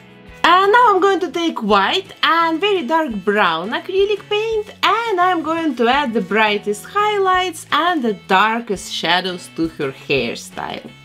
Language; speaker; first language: English; non-native, fluent; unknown